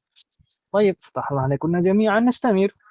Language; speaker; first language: Arabic; non-native, fluent; Indonesian